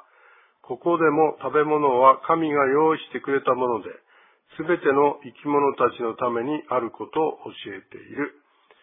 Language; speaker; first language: Japanese; native; Japanese